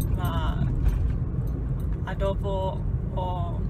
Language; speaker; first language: Italian; non-native, learner; English